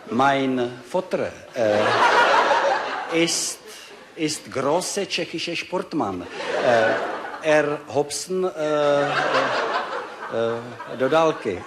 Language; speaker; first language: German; non-native, learner; Czech